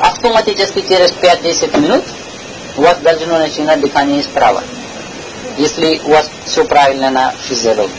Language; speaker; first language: Russian; non-native, learner; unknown